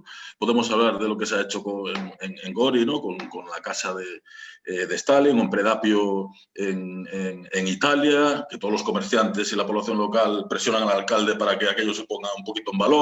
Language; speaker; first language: Spanish; native; Spanish